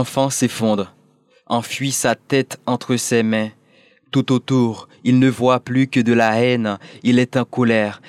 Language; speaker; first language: French; non-native, local second language; Haitian Creole